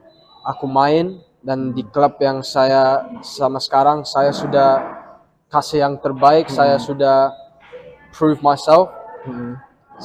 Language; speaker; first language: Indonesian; early bilingual, heritage; English